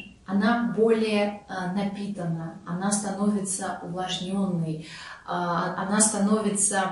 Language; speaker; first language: Russian; native; Russian